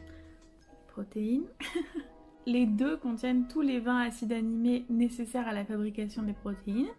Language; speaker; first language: French; native; French